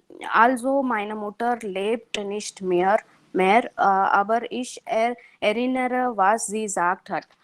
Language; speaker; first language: German; non-native, learner; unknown